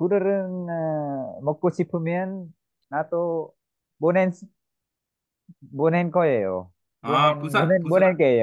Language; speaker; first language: Korean; non-native, learner; Vietnamese